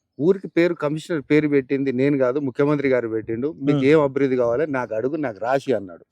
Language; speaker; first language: Telugu; non-native, local second language; Lambadi